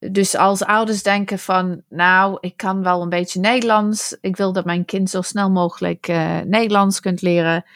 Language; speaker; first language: Dutch; non-native, fluent; English